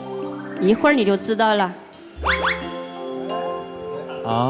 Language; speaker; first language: Chinese; native; Chinese